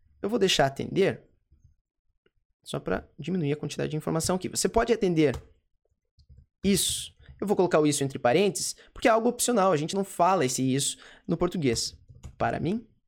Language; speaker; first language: Portuguese; native; Portuguese